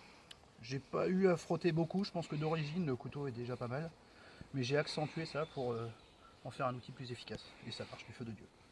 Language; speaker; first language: French; native; French